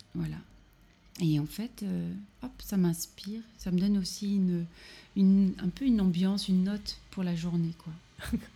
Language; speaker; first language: French; native; French